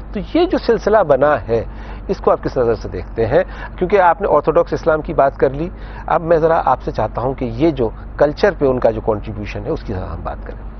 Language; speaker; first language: Urdu; native; Urdu